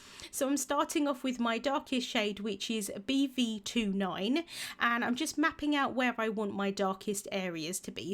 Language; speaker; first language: English; native; English